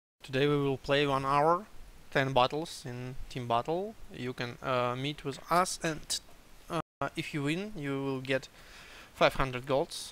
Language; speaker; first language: English; non-native, learner; Russian